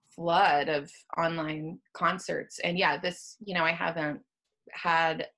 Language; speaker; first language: English; native; English